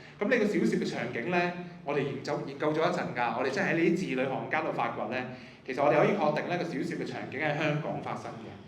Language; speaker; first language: Cantonese; native; Cantonese